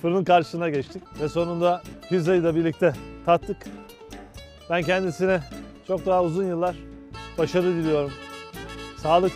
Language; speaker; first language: Turkish; native; Turkish